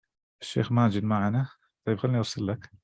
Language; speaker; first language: Arabic; non-native, fluent; English